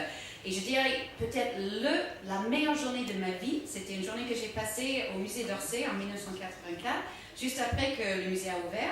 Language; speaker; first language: French; native; French